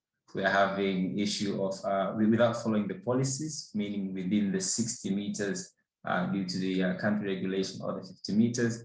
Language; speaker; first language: English; non-native, local second language; Swahili